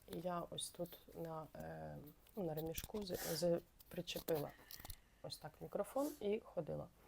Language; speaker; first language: Ukrainian; native; Ukrainian